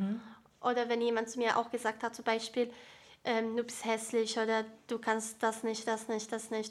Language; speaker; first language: German; early bilingual, other home language; Bosnian